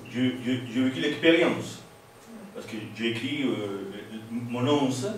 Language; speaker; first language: French; non-native, fluent; Spanish